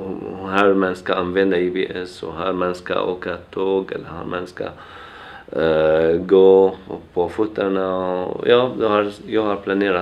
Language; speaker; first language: Swedish; non-native, fluent; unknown